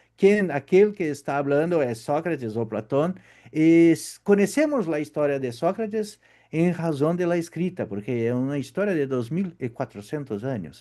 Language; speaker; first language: Spanish; non-native, fluent; Portuguese